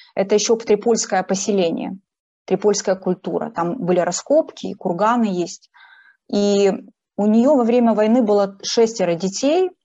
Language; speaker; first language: Russian; native; Russian